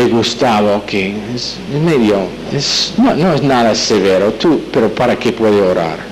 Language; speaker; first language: Spanish; non-native, fluent; English